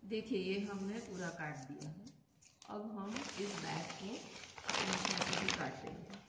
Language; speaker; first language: Hindi; non-native, local second language; Gujarati